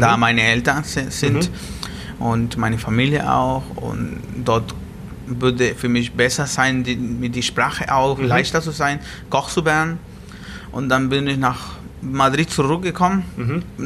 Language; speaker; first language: German; non-native, learner; Spanish